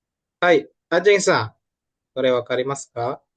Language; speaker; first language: Japanese; non-native, fluent; Indonesian